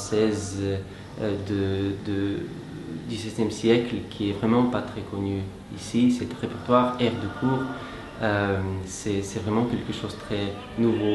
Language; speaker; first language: French; non-native, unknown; Russian